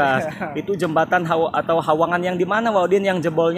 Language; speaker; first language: Indonesian; native; Indonesian